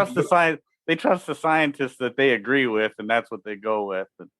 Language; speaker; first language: English; native; English